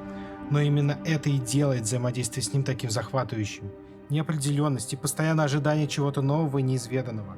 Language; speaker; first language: Russian; native; Russian